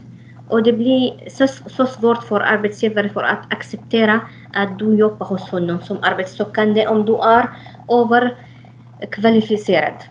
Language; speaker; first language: Swedish; non-native, fluent; Arabic